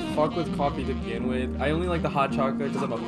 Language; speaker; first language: English; native; English